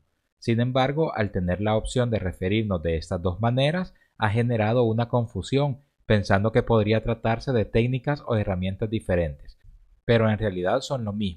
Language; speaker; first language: Spanish; native; Spanish